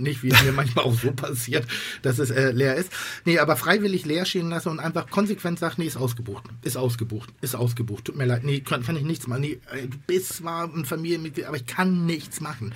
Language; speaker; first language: German; native; German